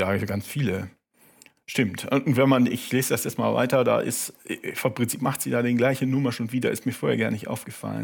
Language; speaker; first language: German; native; German